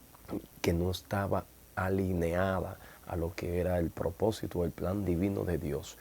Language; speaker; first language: Spanish; native; Spanish